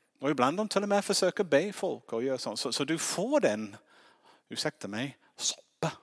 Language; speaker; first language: Swedish; non-native, fluent; English